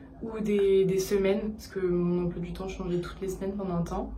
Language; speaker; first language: French; native; French